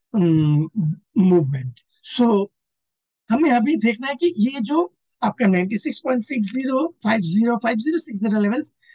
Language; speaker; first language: Hindi; non-native, local second language; Assamese